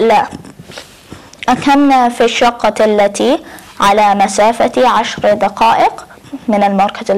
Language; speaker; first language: Arabic; non-native, learner; English